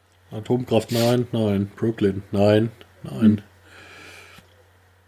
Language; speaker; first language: German; native; German